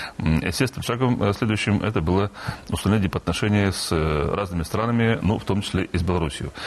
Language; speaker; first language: Russian; non-native, local second language; Romanian